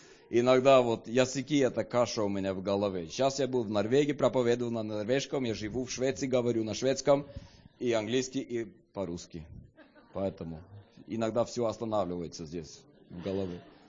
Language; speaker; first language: Russian; non-native, learner; Swedish